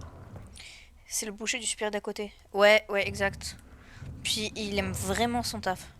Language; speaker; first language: French; native; French